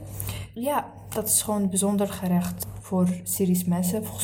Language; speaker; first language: Dutch; early bilingual, other home language; Arabic